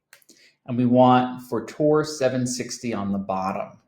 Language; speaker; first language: English; native; English